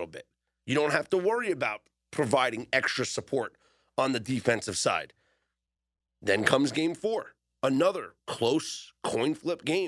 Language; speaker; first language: English; native; English